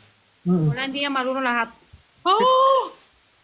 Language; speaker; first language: Filipino; non-native, learner; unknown